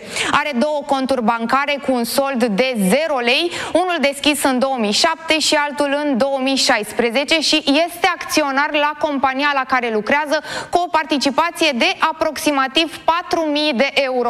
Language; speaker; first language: Romanian; native; Romanian